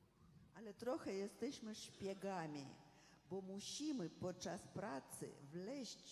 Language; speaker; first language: Polish; non-native, fluent; Russian